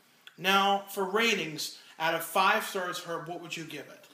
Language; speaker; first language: English; native; English